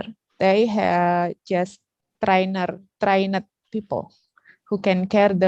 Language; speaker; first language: English; non-native, learner; Indonesian